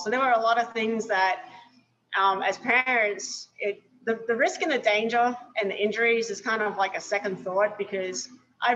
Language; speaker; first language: English; native; English